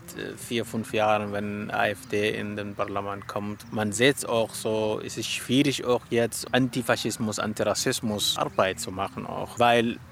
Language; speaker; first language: German; non-native, learner; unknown